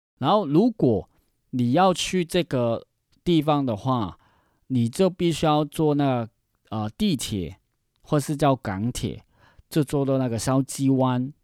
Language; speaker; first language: Chinese; non-native, fluent; Cantonese